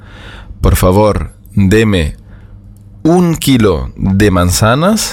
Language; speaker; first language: Spanish; non-native, fluent; German